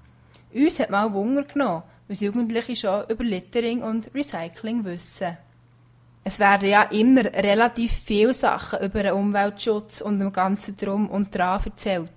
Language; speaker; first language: German; native; German